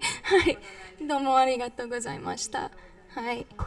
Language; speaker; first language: Japanese; non-native, learner; English